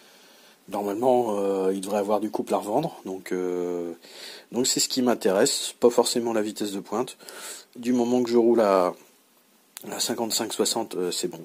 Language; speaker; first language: French; native; French